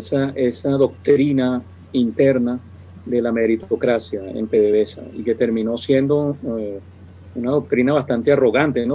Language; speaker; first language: Spanish; native; Spanish